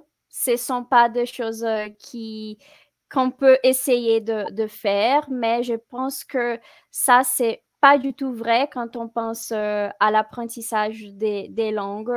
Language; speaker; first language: French; non-native, fluent; Portuguese